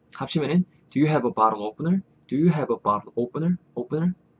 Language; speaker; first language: English; non-native, fluent; Korean